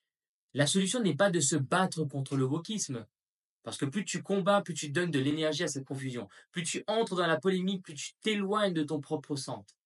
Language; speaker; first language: French; native; French